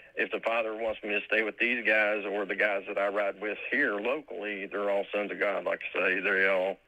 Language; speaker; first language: English; native; English